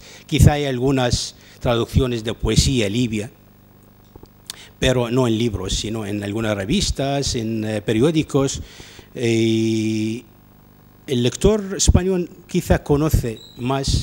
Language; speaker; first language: Spanish; non-native, fluent; Arabic